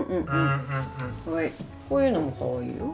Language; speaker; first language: French; non-native, learner; Japanese